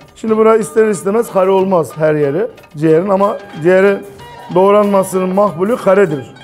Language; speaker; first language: Turkish; native; Turkish